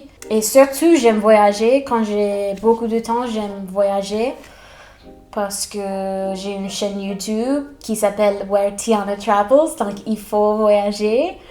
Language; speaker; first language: French; non-native, fluent; English